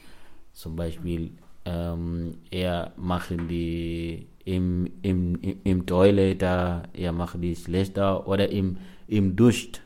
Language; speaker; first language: German; non-native, learner; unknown